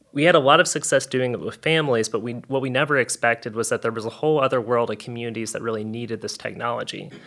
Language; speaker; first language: English; native; English